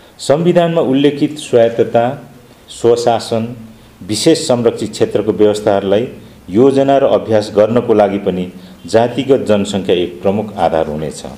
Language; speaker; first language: Nepali; non-native, local second language; Limbu